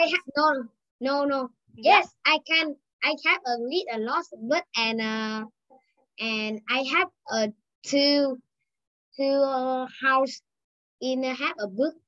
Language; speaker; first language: English; non-native, learner; Vietnamese